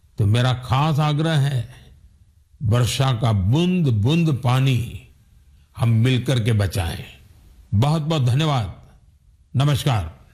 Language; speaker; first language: Hindi; non-native, local second language; Gujarati